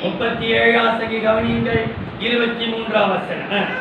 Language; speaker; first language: Tamil; native; Tamil